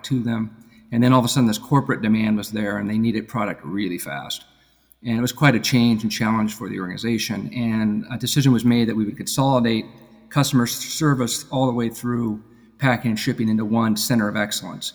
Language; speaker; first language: English; native; English